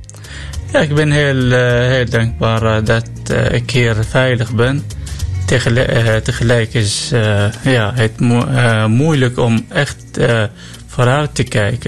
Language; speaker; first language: Dutch; non-native, learner; Arabic